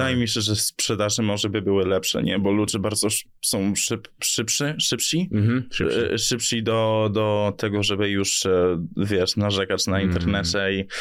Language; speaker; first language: Polish; early bilingual, heritage; English